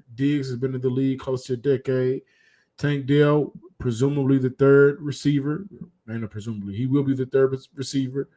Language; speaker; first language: English; native; English